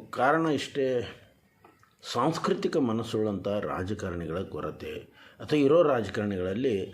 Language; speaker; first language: Kannada; native; Kannada